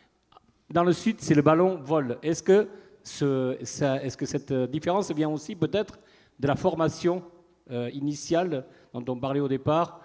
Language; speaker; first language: French; native; French